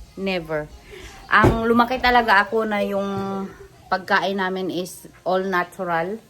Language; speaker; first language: Filipino; non-native, local second language; Cebuano